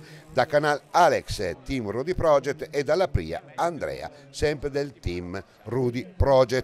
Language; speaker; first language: Italian; native; Italian